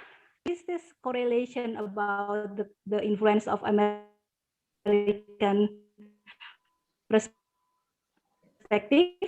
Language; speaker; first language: English; non-native, learner; Indonesian